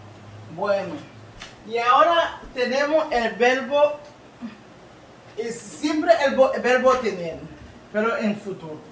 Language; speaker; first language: Spanish; non-native, learner; Haitian Creole